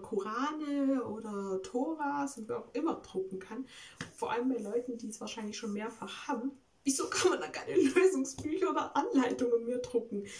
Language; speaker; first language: German; native; German